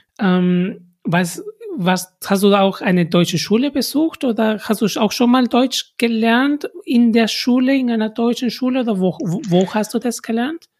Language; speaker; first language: German; non-native, fluent; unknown